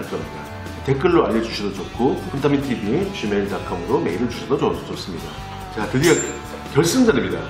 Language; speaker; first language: Korean; native; Korean